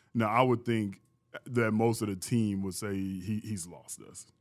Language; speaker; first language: English; early bilingual, other home language; Yoruba